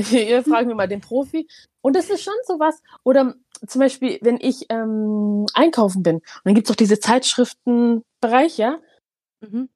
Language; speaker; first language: German; early bilingual, other home language; Tigrinya